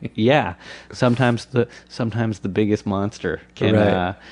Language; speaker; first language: English; native; English